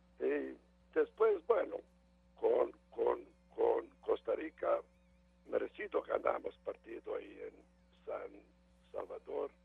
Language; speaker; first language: Spanish; non-native, learner; Serbian